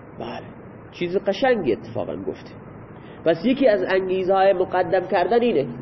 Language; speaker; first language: Persian; non-native, local second language; Baluchi